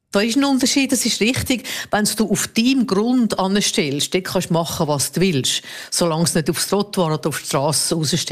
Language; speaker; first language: German; native; German